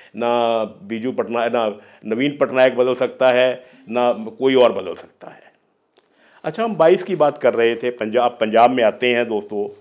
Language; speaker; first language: Hindi; non-native, local second language; Punjabi